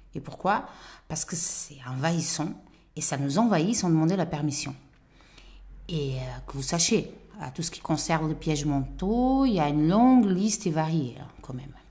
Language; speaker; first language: French; non-native, fluent; Portuguese